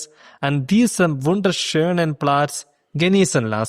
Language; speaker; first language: German; non-native, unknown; Malayalam